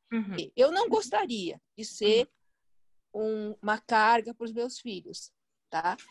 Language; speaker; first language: Portuguese; early bilingual, other home language; Chinese